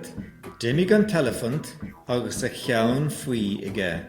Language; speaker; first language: Irish; native; Irish